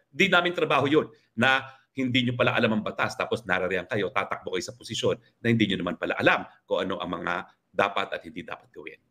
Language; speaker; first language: Filipino; native; Filipino